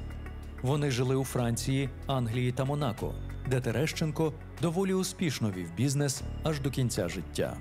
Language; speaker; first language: Ukrainian; native; Ukrainian